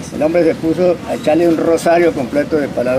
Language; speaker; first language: Spanish; native; Spanish